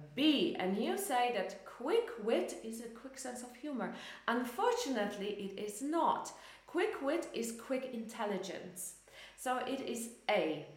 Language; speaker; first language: English; non-native, fluent; Polish